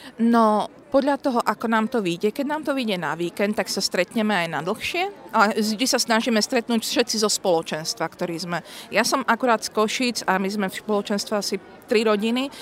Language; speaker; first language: Slovak; native; Slovak